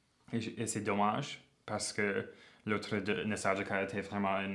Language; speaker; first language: French; non-native, local second language; English